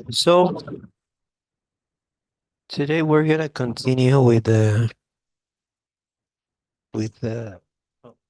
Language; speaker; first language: English; non-native, fluent; Spanish